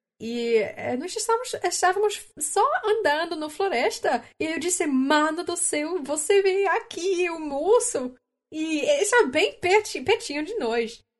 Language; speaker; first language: Portuguese; non-native, learner; English